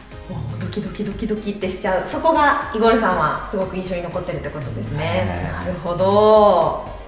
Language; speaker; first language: Japanese; native; Japanese